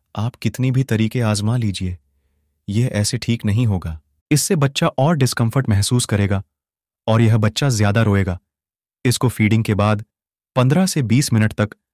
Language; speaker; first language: Hindi; non-native, local second language; Gujarati